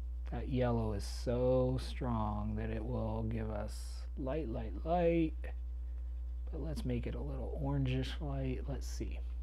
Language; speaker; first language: English; native; English